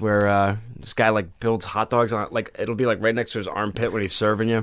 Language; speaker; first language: English; native; English